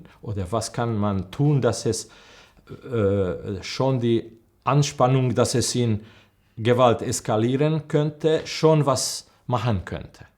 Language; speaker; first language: German; non-native, learner; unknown